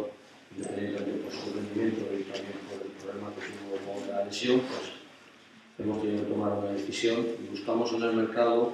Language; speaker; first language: Spanish; native; Spanish